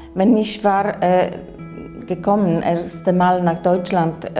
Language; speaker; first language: German; non-native, learner; Polish